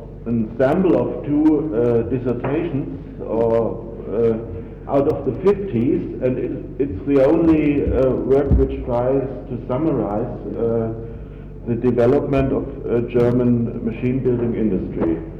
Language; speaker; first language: English; non-native, fluent; German